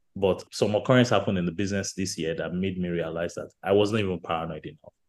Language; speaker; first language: English; non-native, local second language; Yoruba